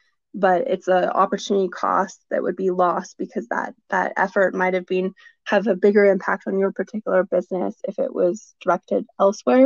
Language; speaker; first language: English; native; English